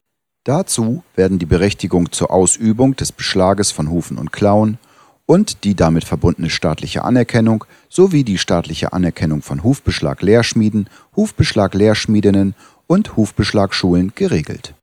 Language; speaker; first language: German; native; German